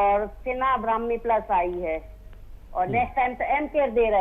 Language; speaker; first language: Hindi; native; Hindi